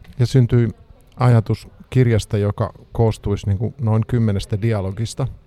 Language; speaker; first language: Finnish; native; Finnish